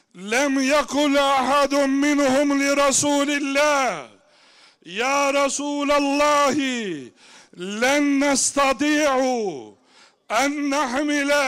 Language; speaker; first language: Arabic; non-native, fluent; Turkish